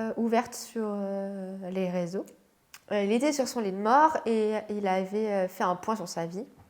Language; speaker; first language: French; native; French